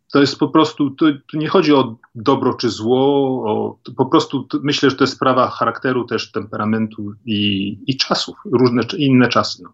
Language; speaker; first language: Polish; early bilingual, heritage; Polish